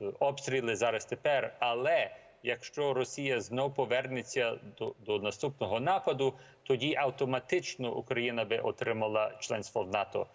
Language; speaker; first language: Ukrainian; early bilingual, heritage; Ukrainian